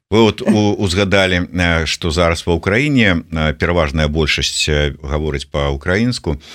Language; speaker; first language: Belarusian; non-native, local second language; Russian